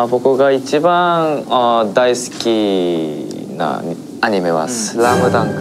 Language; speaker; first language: Japanese; non-native, learner; Korean